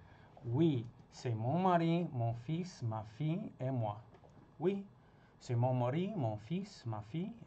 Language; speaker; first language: French; non-native, learner; English